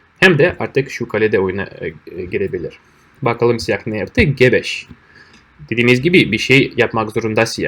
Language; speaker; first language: Turkish; non-native, fluent; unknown